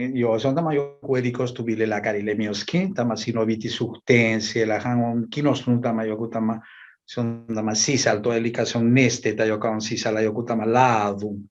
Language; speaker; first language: Finnish; non-native, learner; Spanish